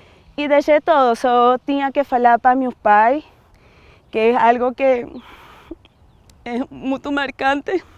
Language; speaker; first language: Portuguese; non-native, learner; Spanish